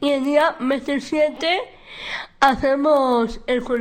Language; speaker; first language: Spanish; non-native, local second language; Basque